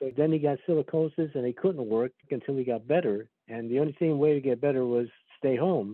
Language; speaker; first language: English; early bilingual, other home language; Slovak